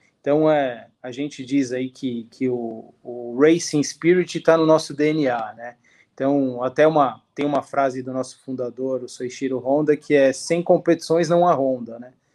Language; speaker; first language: Portuguese; native; Portuguese